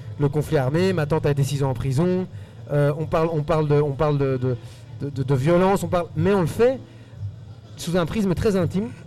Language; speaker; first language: French; early bilingual, other home language; Spanish